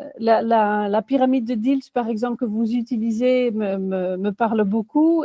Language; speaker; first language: French; non-native, fluent; Dutch